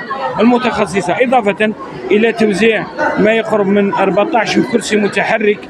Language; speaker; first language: Arabic; native; Arabic